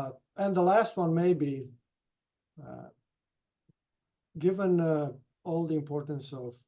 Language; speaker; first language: English; non-native, fluent; Romanian